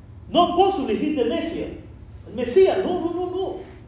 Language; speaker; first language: English; non-native, learner; Spanish